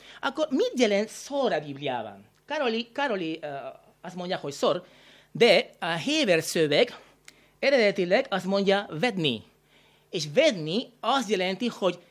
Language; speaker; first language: Hungarian; non-native, learner; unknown